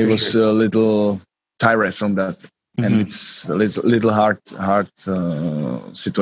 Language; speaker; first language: English; non-native, learner; Czech